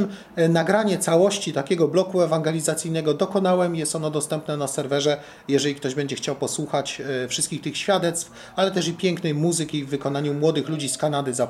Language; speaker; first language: Polish; native; Polish